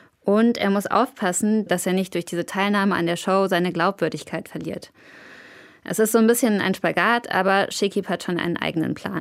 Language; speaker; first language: German; native; German